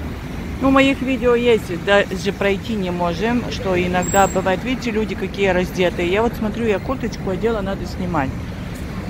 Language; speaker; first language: Russian; native; Russian